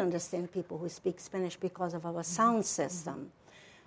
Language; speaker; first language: English; non-native, fluent; Portuguese